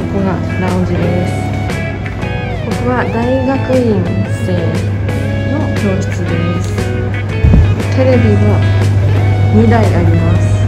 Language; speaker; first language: Japanese; non-native, fluent; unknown